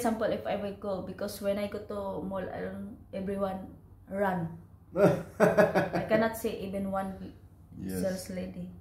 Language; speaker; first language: English; non-native, learner; Filipino